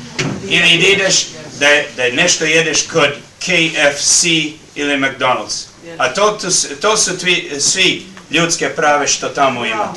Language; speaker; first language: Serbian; early bilingual, heritage; Serbian